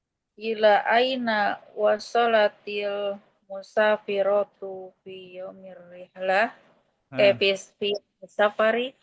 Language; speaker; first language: Arabic; non-native, learner; Indonesian